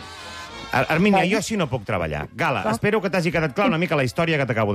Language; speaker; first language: Catalan; native; Catalan